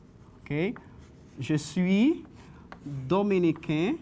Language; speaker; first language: French; non-native, fluent; Spanish